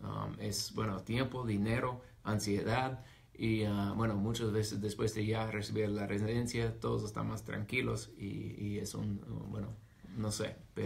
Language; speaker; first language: Spanish; non-native, fluent; English